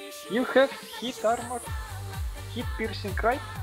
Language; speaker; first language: English; non-native, learner; Russian